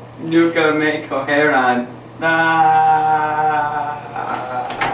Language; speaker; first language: Spanish; non-native, learner; English